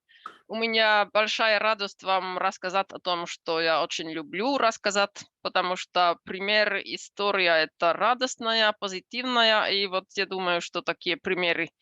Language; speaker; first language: Russian; non-native, fluent; Finnish